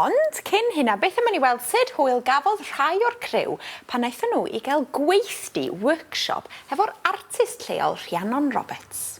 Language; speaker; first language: Welsh; native; Welsh